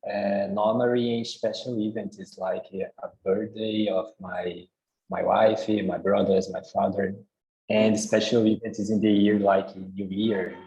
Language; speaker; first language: English; non-native, learner; Portuguese